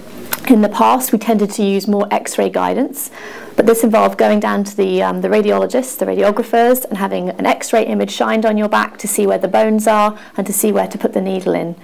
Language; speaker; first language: English; native; English